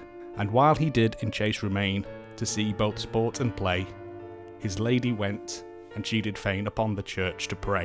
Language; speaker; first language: English; native; English